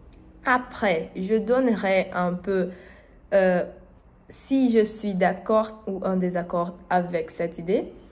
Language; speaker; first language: French; non-native, learner; Portuguese